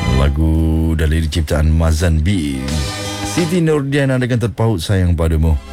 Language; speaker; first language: Malay; native; Malay